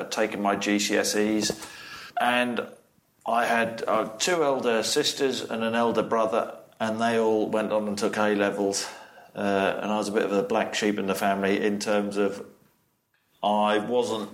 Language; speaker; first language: English; native; English